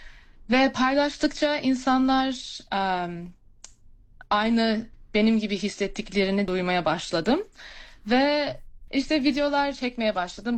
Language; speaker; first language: Turkish; early bilingual, heritage; Turkish